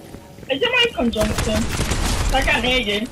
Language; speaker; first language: English; native; English